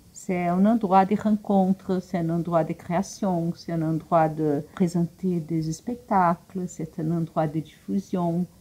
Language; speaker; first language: French; non-native, fluent; Portuguese